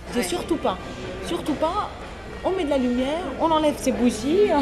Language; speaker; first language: French; non-native, local second language; Arabic